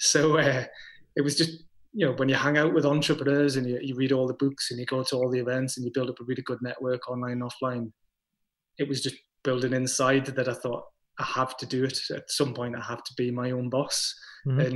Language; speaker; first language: English; native; English